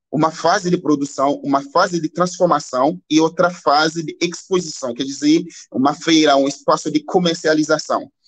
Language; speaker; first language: Portuguese; non-native, learner; Haitian Creole